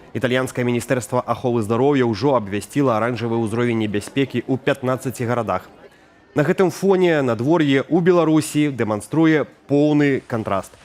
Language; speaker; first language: Belarusian; native; Belarusian